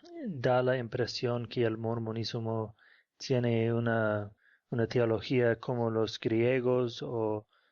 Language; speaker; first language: Spanish; non-native, fluent; English